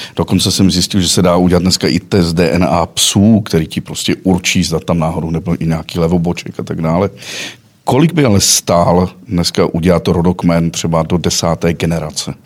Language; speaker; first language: Czech; native; Czech